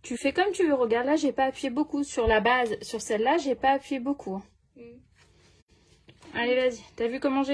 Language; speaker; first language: French; native; French